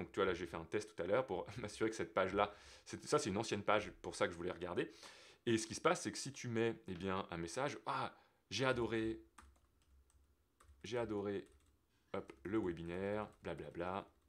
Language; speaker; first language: French; native; French